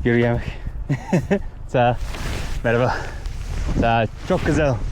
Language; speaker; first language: Turkish; non-native, learner; English